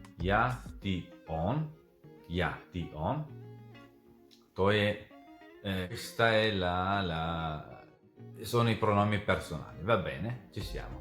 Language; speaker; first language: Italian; non-native, fluent; Serbian